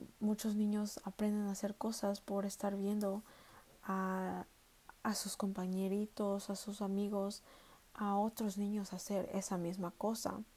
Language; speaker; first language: Spanish; early bilingual, heritage; Spanish